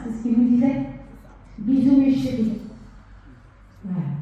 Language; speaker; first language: French; native; French